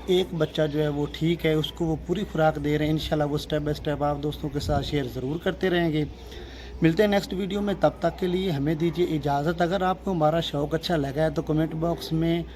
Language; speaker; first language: Urdu; native; Urdu